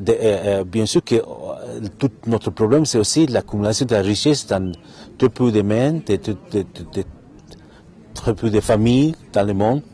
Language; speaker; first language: French; non-native, fluent; Spanish